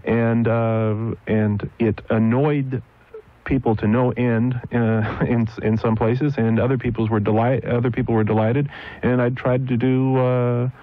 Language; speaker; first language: English; native; English